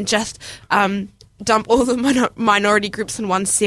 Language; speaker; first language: English; native; English